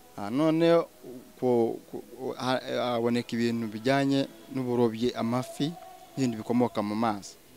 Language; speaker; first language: Kinyarwanda; early bilingual, heritage; Swahili